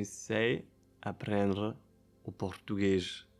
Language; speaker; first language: Portuguese; non-native, learner; German